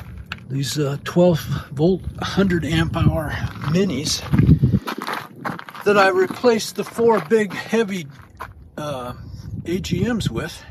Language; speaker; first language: English; native; English